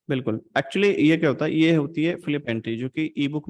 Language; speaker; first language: Hindi; native; Hindi